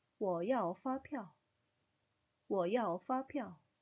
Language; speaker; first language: Chinese; non-native, fluent; Korean